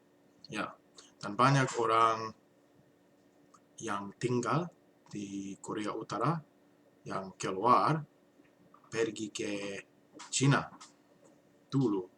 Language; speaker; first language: Indonesian; non-native, learner; English